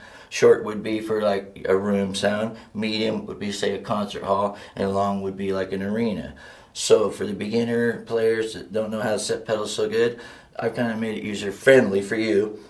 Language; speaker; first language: English; native; English